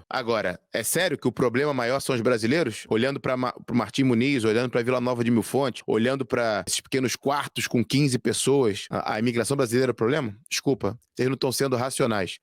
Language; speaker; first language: Portuguese; native; Portuguese